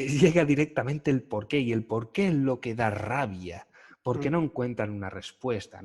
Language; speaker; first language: Spanish; native; Spanish